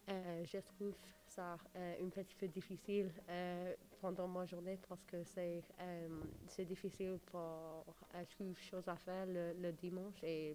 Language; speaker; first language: French; non-native, learner; English